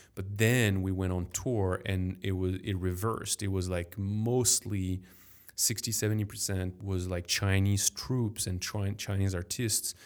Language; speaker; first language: English; non-native, fluent; French